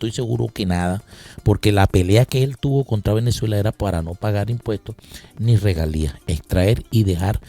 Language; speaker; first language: Spanish; native; Spanish